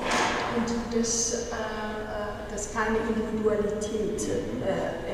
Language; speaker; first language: German; non-native, fluent; Persian